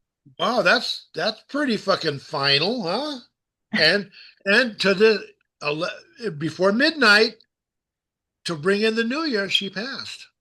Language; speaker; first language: English; native; English